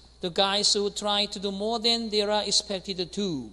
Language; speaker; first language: English; non-native, fluent; Korean